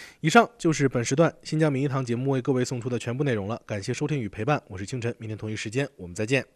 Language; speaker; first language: Chinese; native; Chinese